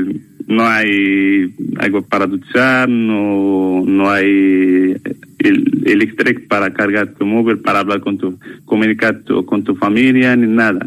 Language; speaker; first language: Spanish; non-native, learner; Arabic